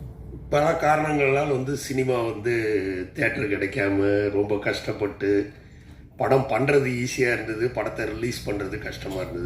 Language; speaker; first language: Tamil; native; Tamil